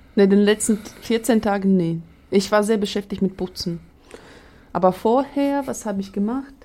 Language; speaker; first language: German; non-native, fluent; Latvian